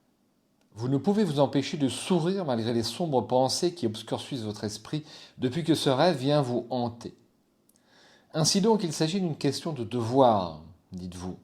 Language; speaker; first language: French; native; French